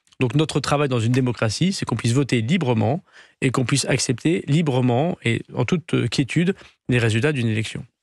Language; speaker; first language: French; native; French